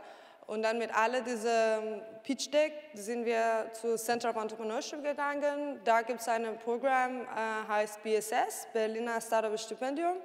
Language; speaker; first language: German; non-native, learner; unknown